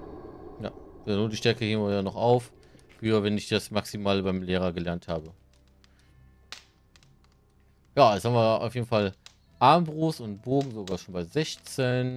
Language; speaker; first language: German; native; German